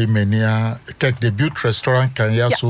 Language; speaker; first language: Dutch; non-native, learner; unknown